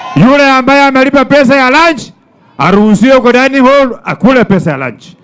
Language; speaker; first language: Swahili; non-native, local second language; Luyia